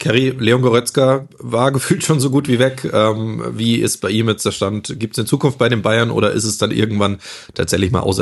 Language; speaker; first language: German; native; German